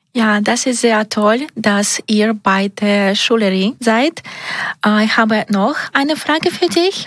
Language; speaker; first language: German; non-native, learner; Ukrainian